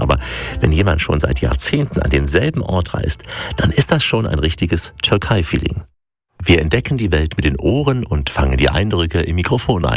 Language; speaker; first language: German; native; German